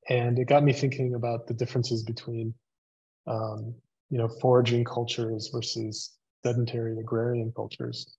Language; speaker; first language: English; native; English